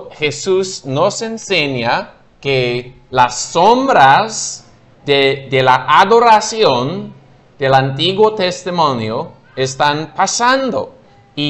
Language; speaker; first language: Spanish; non-native, fluent; English